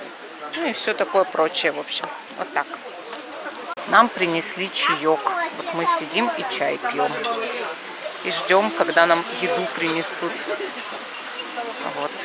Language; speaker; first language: Russian; native; Russian